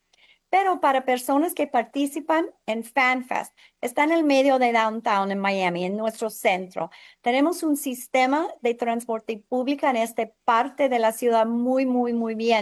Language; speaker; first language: Spanish; non-native, fluent; English